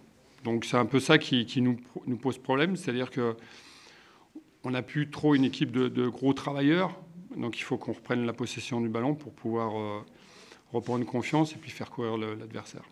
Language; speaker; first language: French; native; French